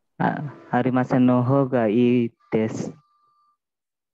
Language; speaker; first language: Japanese; non-native, learner; Indonesian